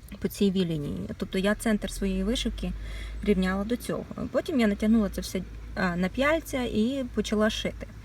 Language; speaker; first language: Ukrainian; native; Ukrainian